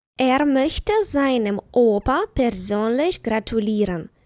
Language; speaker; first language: German; non-native, fluent; Ukrainian